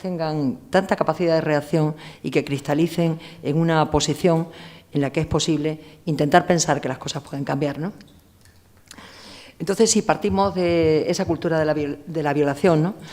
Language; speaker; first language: Spanish; native; Spanish